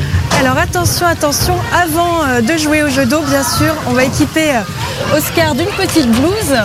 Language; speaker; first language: French; native; French